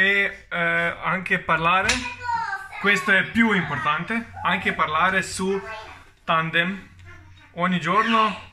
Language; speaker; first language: Italian; non-native, learner; Russian